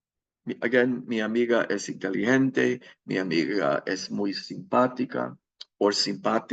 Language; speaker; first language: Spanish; non-native, fluent; English